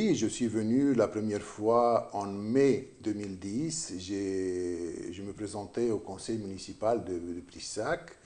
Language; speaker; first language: French; non-native, fluent; Romanian